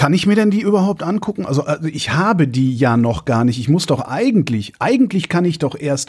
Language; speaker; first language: German; native; German